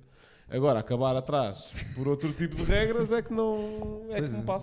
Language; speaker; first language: Portuguese; native; Portuguese